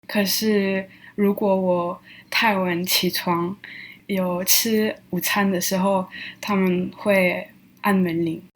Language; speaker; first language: Chinese; non-native, learner; French